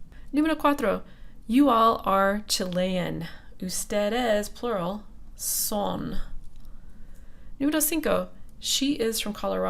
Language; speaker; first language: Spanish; non-native, fluent; English